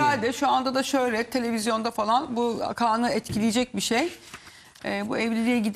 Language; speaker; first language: Turkish; native; Turkish